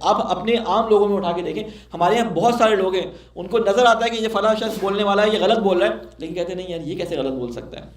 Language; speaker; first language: Urdu; native; Urdu